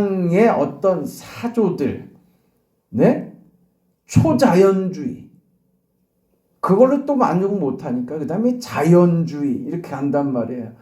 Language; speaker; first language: Korean; native; Korean